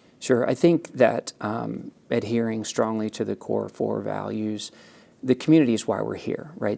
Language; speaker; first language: English; native; English